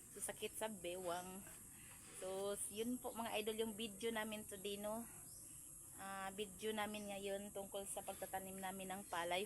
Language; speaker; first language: Filipino; non-native, local second language; Cebuano